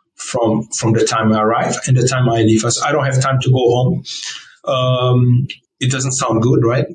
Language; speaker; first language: English; non-native, fluent; Portuguese